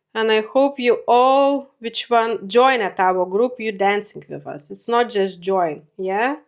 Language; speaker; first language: English; non-native, learner; Lithuanian